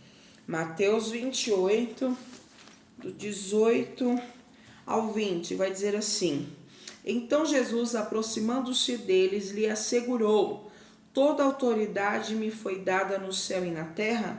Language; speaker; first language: Portuguese; native; Portuguese